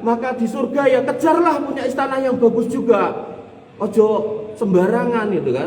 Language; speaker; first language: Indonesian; non-native, local second language; Javanese